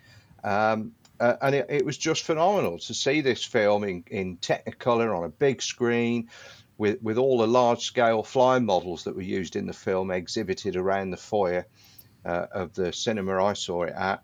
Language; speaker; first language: English; native; English